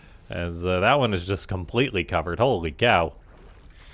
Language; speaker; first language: English; native; English